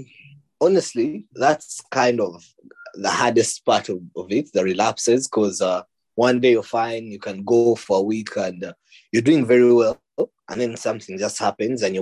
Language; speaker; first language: English; non-native, local second language; Ganda